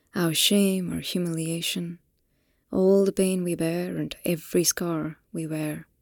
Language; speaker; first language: English; non-native, local second language; Hindi